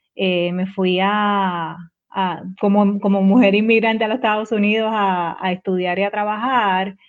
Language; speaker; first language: Spanish; native; Spanish